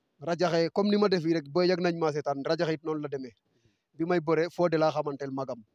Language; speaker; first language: Wolof; native; Wolof